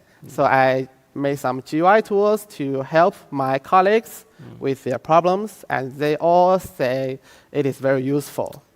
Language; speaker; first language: English; non-native, fluent; Chinese